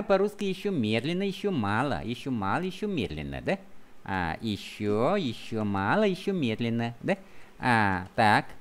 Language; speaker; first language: Russian; non-native, fluent; Vietnamese